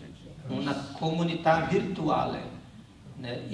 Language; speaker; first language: Italian; non-native, learner; Portuguese